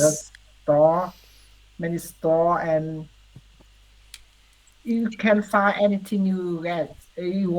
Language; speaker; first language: English; non-native, learner; Vietnamese